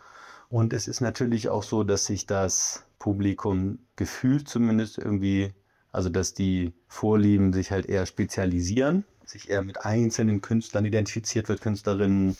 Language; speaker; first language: German; native; German